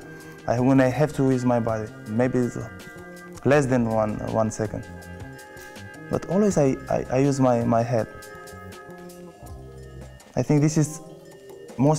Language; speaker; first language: English; non-native, fluent; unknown